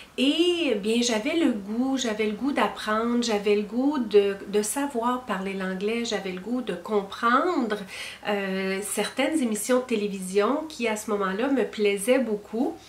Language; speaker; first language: French; native; French